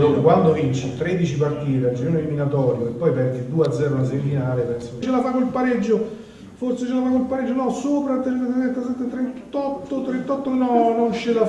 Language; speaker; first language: Italian; native; Italian